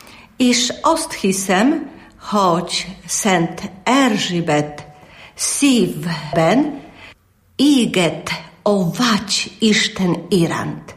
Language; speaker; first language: Hungarian; non-native, learner; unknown